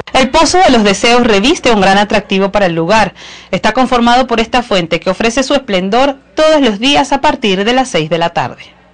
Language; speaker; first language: Spanish; native; Spanish